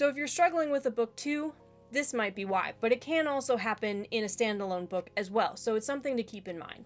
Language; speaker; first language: English; native; English